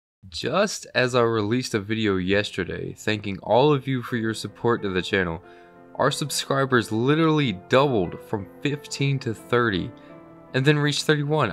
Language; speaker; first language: English; native; English